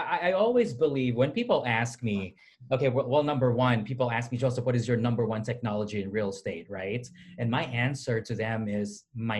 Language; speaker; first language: English; non-native, local second language; Filipino